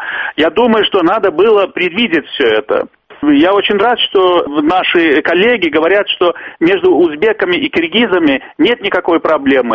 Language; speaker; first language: Russian; native; Russian